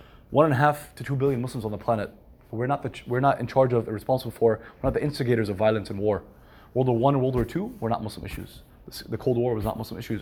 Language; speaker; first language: English; native; English